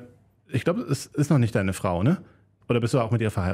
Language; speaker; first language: German; native; German